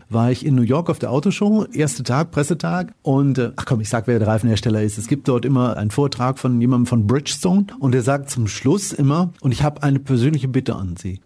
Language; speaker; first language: German; native; German